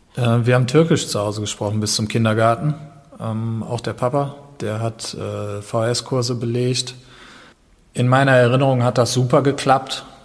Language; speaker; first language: German; native; German